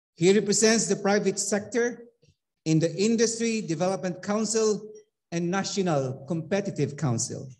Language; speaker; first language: English; non-native, local second language; Filipino